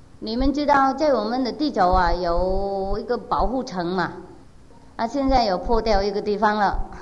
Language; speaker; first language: Chinese; non-native, fluent; Vietnamese